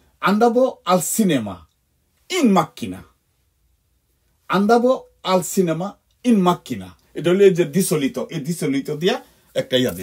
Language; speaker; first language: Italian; non-native, fluent; Bangla